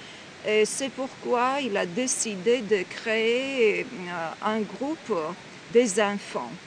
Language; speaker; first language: French; non-native, fluent; Georgian